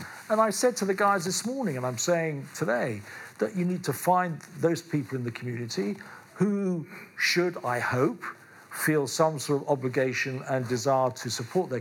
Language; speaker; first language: English; native; English